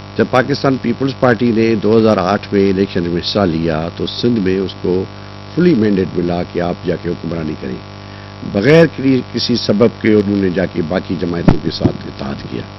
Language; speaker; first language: Urdu; non-native, local second language; Sindhi